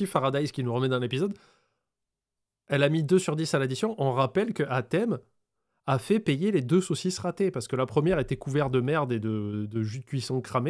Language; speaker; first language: French; native; French